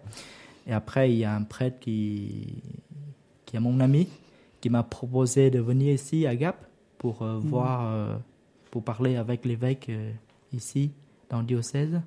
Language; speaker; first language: French; non-native, learner; Vietnamese